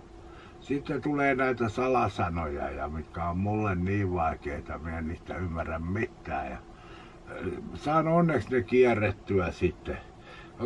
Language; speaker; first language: Finnish; native; Finnish